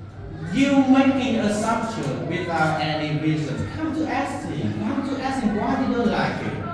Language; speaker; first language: English; non-native, learner; Vietnamese